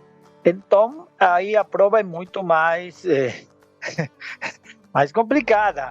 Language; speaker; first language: Portuguese; non-native, learner; Spanish